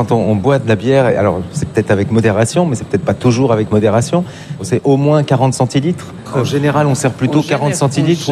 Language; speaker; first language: French; native; French